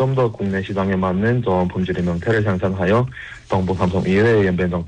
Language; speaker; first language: Korean; early bilingual, heritage; Korean